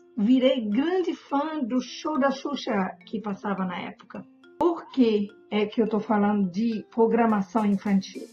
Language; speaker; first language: Portuguese; non-native, fluent; German